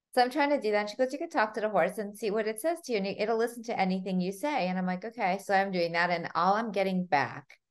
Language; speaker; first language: English; early bilingual, other home language; Armenian